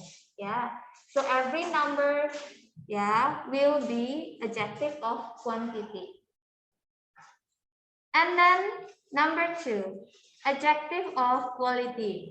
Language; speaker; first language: English; non-native, fluent; Indonesian